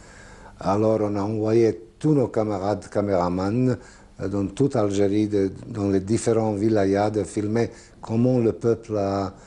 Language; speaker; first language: French; non-native, fluent; Serbian